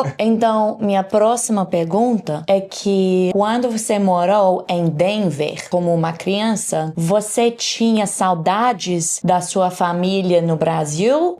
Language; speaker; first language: Portuguese; non-native, learner; English